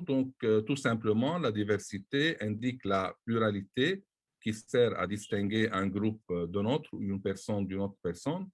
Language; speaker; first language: French; non-native, local second language; Arabic